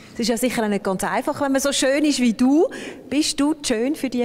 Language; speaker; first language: German; native; German